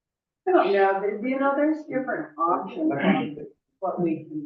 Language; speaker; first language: English; native; English